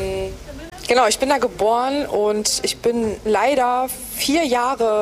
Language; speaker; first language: German; early bilingual, other home language; Greek